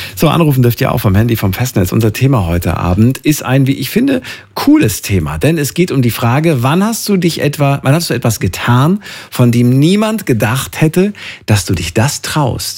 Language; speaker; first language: German; native; German